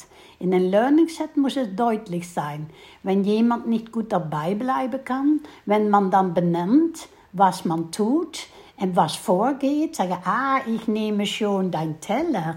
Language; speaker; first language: German; non-native, fluent; Dutch